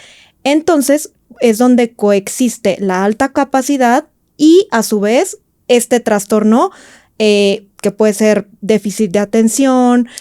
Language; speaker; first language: Spanish; native; Spanish